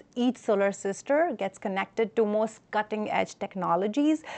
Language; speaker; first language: English; non-native, local second language; Hindi